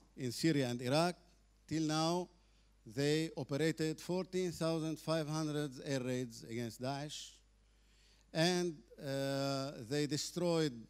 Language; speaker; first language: English; non-native, fluent; Arabic